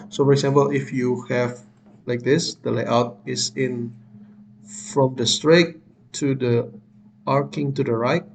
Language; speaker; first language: English; non-native, fluent; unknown